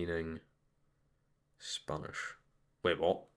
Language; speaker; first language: English; native; English